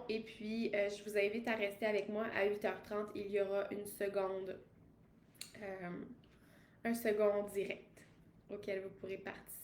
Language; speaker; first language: French; native; French